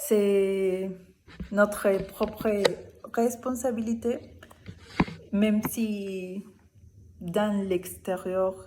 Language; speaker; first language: French; non-native, learner; Spanish